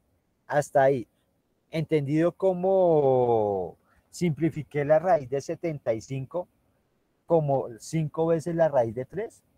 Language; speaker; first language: Spanish; native; Spanish